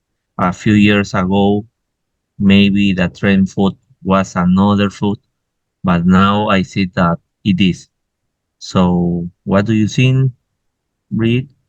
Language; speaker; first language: English; non-native, learner; Spanish